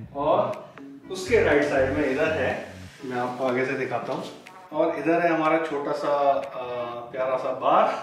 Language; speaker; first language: Hindi; native; Hindi